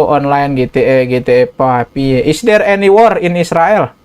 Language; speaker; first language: English; non-native, learner; Indonesian